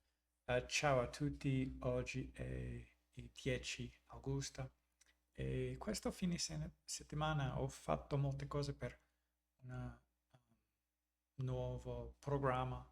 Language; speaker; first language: Italian; non-native, learner; English